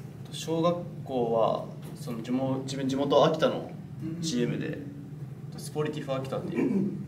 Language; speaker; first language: Japanese; native; Japanese